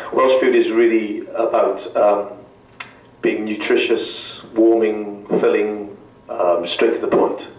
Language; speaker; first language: English; native; English